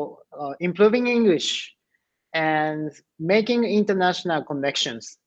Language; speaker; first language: English; non-native, learner; Japanese